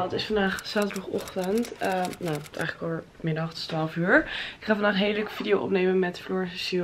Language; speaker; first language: Dutch; native; Dutch